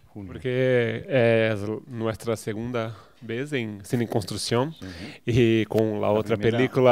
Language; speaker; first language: Spanish; non-native, fluent; Portuguese